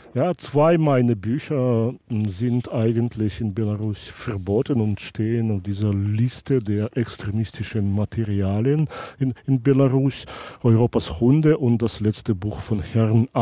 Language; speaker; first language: German; non-native, local second language; Belarusian